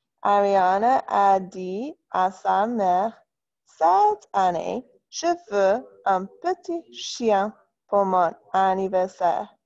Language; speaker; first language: French; non-native, fluent; English